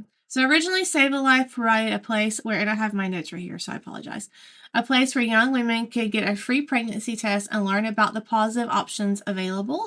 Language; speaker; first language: English; native; English